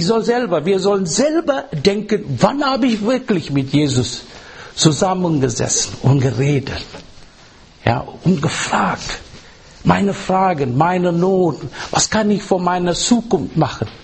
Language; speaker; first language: German; non-native, learner; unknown